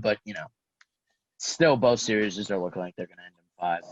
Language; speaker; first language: English; native; English